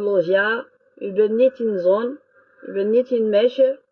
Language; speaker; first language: Dutch; non-native, learner; French